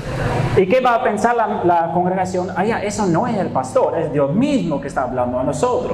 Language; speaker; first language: Spanish; non-native, fluent; Dutch